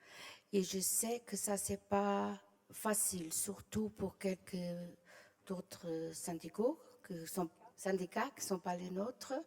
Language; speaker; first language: French; non-native, fluent; Portuguese